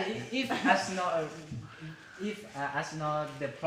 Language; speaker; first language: English; non-native, learner; Hmong